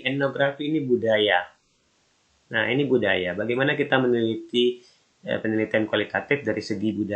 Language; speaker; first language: Indonesian; native; Indonesian